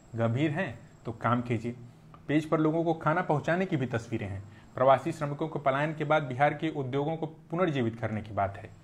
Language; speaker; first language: Hindi; native; Hindi